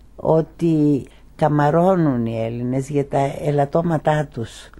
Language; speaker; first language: Greek; native; Greek